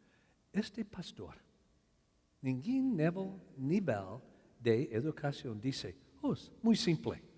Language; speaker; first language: Spanish; non-native, learner; English